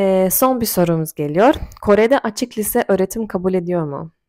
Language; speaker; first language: Turkish; non-native, fluent; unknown